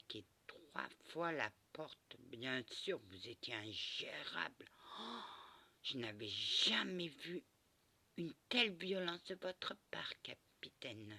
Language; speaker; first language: French; early bilingual, other home language; Portuguese